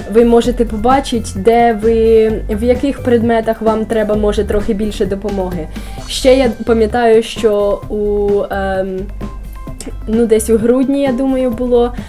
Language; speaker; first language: Ukrainian; early bilingual, heritage; Ukrainian